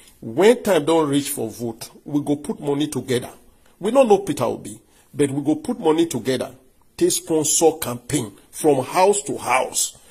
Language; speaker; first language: Nigerian Pidgin; non-native, local second language; Yoruba